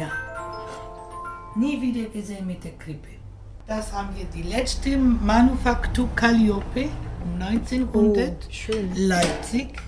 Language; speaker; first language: German; non-native, fluent; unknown